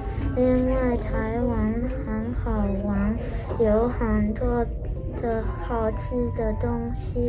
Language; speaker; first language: Chinese; early bilingual, heritage; Chinese